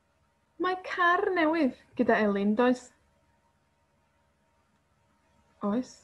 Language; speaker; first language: Welsh; non-native, fluent; Spanish